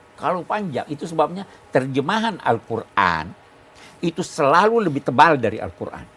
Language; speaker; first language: Indonesian; non-native, local second language; Buginese